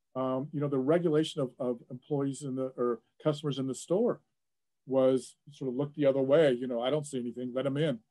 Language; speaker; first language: English; native; English